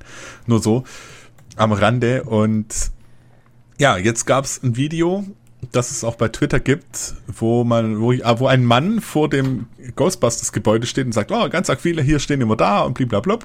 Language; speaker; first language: German; native; German